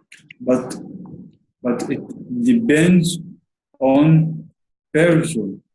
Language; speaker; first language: English; non-native, learner; Arabic